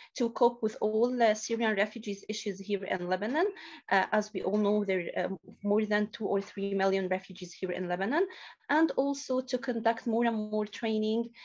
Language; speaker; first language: English; non-native, learner; Arabic